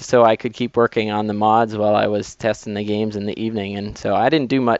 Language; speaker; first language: English; native; English